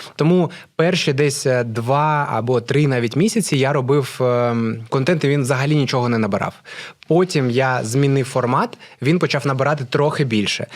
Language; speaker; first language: Ukrainian; non-native, local second language; Russian